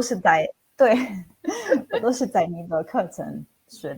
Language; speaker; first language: Chinese; non-native, fluent; Italian